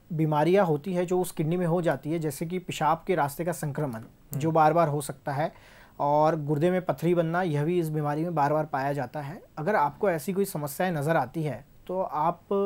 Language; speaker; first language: Hindi; native; Hindi